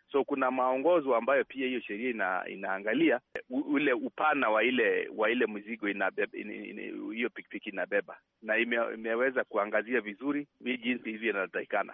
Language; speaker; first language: Swahili; non-native, local second language; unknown